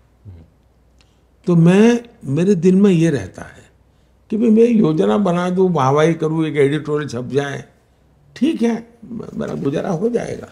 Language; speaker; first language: Hindi; non-native, local second language; Gujarati